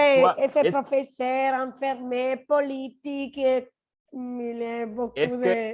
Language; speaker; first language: French; non-native, learner; Spanish